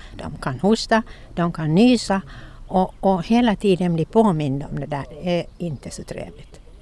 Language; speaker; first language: Swedish; native; Swedish